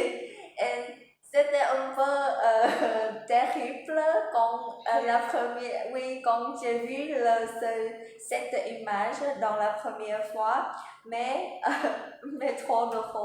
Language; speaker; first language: French; non-native, learner; Vietnamese